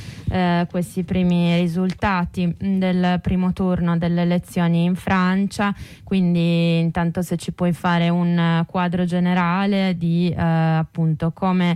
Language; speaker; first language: Italian; native; Italian